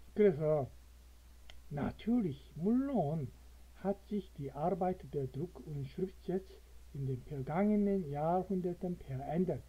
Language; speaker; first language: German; non-native, learner; Korean